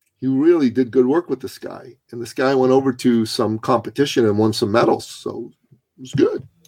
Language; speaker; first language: English; early bilingual, other home language; Persian